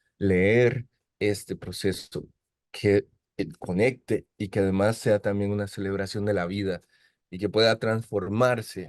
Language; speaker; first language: Spanish; native; Spanish